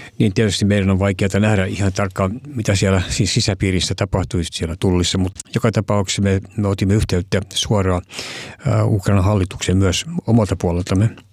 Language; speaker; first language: Finnish; native; Finnish